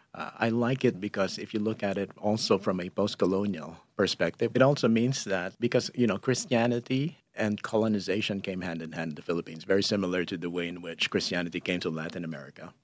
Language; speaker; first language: English; non-native, local second language; Filipino